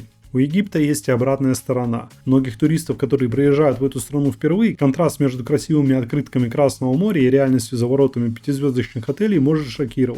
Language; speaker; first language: Russian; native; Russian